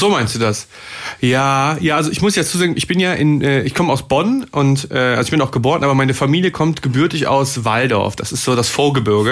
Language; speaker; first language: German; native; German